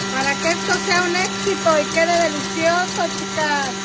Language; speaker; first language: Spanish; native; Spanish